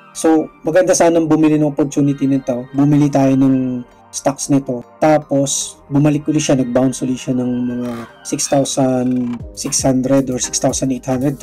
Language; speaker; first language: Filipino; non-native, local second language; Cebuano